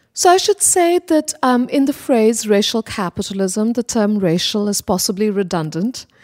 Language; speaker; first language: English; non-native, local second language; Bangla